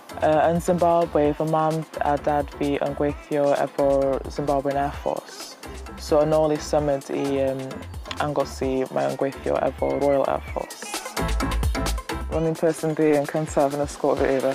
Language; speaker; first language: Welsh; early bilingual, other home language; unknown